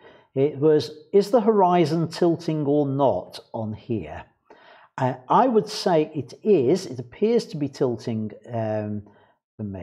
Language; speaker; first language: English; native; English